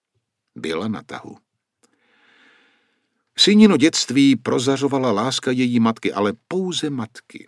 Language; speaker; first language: Czech; native; Czech